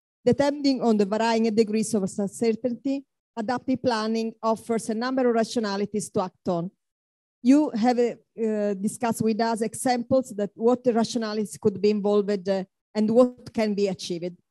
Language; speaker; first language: English; non-native, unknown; Italian